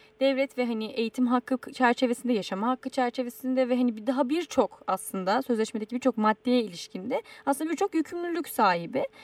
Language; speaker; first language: Turkish; native; Turkish